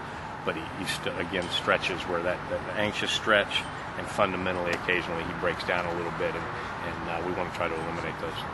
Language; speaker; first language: English; native; English